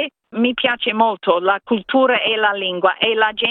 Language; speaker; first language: Italian; non-native, fluent; English